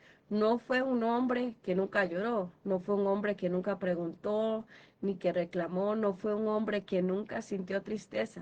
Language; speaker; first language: Spanish; native; Spanish